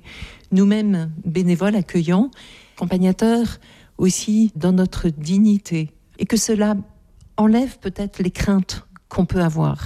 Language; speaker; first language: French; native; French